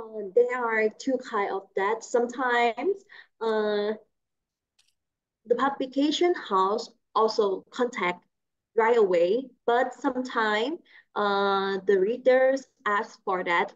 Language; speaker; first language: English; non-native, learner; Thai